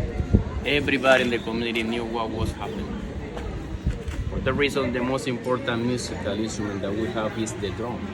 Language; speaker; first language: English; non-native, fluent; Spanish